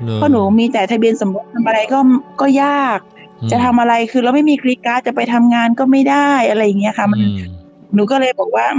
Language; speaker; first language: Thai; native; Thai